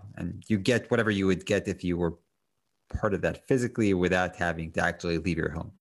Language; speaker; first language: English; non-native, fluent; Hebrew